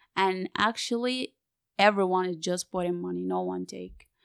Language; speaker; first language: English; non-native, fluent; Arabic